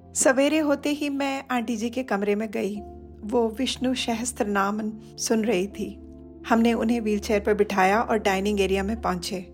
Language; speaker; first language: Hindi; non-native, local second language; Odia